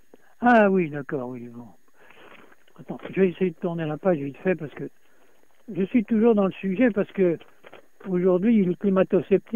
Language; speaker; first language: French; native; French